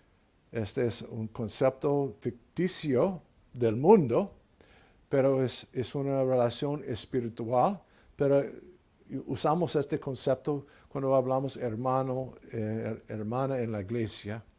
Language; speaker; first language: Spanish; non-native, learner; English